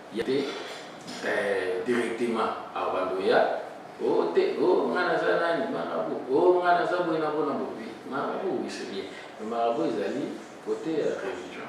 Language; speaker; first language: Lingala; native; Lingala